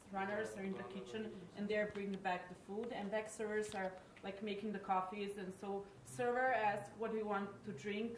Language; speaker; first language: English; non-native, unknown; Serbian